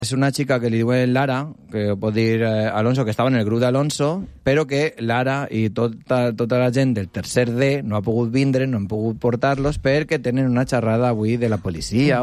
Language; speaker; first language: Spanish; non-native, local second language; Catalan